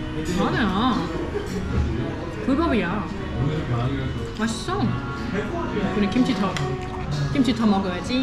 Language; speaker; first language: Korean; non-native, fluent; German